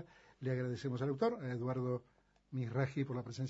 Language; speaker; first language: Spanish; native; Spanish